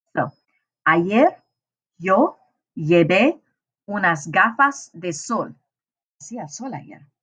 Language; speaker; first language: Spanish; non-native, fluent; English